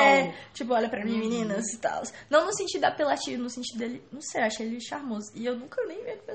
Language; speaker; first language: Portuguese; native; Portuguese